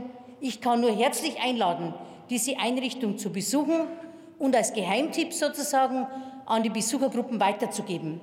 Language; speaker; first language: German; native; German